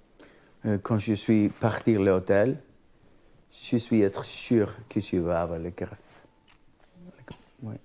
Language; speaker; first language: French; non-native, learner; Icelandic